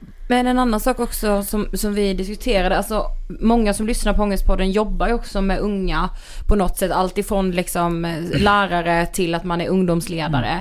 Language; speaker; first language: Swedish; native; Swedish